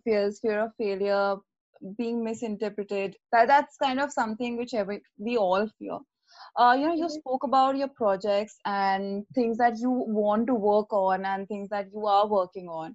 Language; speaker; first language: English; non-native, local second language; Hindi